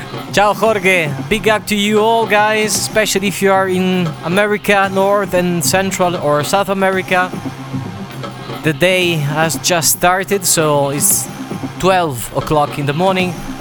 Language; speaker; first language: English; non-native, fluent; Italian